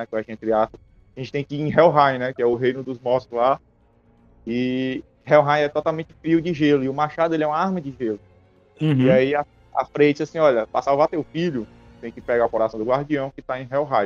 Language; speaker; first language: Portuguese; native; Portuguese